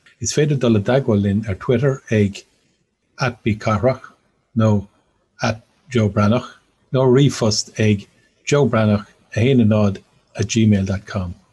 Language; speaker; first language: Irish; non-native, local second language; English